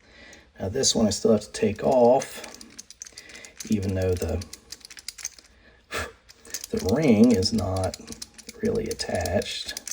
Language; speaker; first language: English; native; English